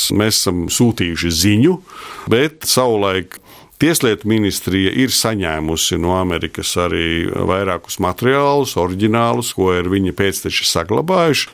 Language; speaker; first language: Latvian; native; Latvian